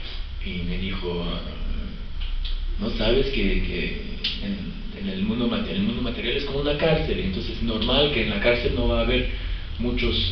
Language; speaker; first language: Spanish; non-native, fluent; French